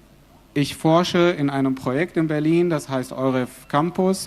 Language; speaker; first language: German; non-native, fluent; Arabic